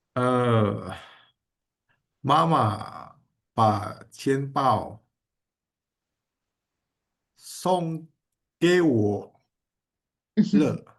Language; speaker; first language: Chinese; non-native, learner; Indonesian